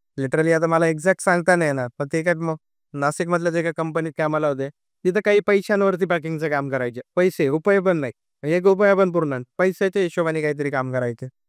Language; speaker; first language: Marathi; native; Marathi